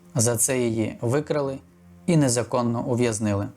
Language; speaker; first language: Ukrainian; native; Ukrainian